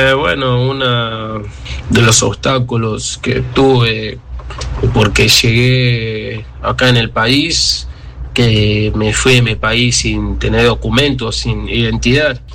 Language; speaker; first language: Spanish; non-native, fluent; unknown